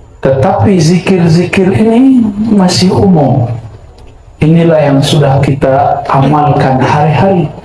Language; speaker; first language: Malay; non-native, local second language; Minangkabau